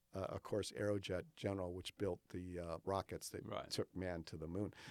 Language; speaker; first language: English; native; English